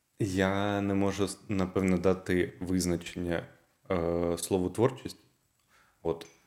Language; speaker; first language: Ukrainian; non-native, local second language; Russian